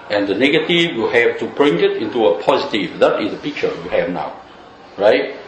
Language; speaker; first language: English; non-native, fluent; Vietnamese